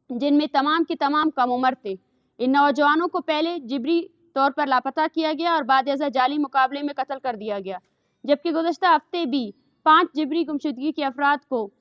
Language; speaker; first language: Urdu; non-native, local second language; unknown